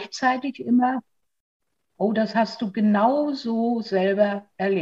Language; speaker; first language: German; native; German